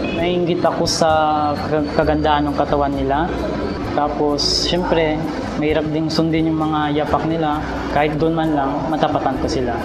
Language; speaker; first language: Filipino; non-native, local second language; Iloko